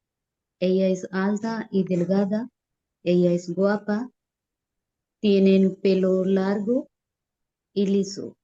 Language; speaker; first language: Spanish; non-native, learner; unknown